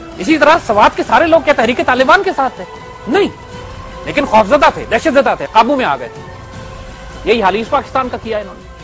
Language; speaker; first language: Urdu; native; Urdu